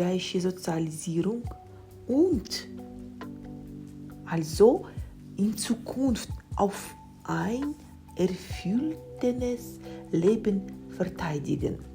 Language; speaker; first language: German; non-native, learner; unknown